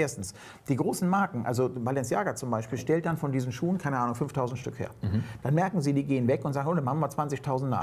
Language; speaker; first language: German; native; German